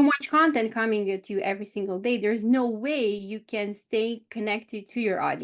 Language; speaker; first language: English; non-native, fluent; Romanian